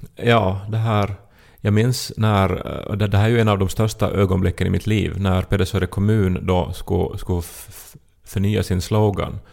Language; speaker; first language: Swedish; native; Swedish